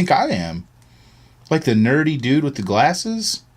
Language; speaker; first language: English; native; English